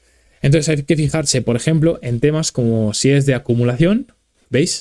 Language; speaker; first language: Spanish; native; Spanish